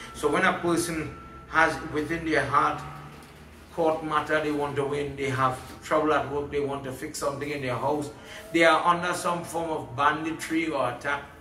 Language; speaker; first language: English; native; English